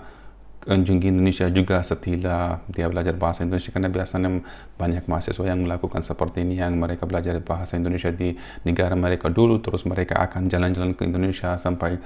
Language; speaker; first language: Indonesian; non-native, fluent; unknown